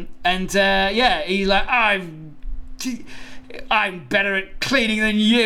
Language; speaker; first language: English; native; English